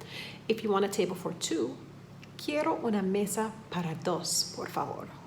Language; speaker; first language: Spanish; non-native, fluent; English